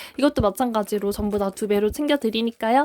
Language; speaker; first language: Korean; native; Korean